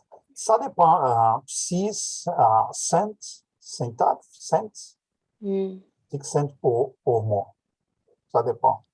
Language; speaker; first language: French; non-native, learner; Portuguese